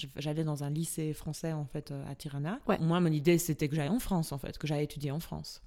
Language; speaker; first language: French; non-native, fluent; Albanian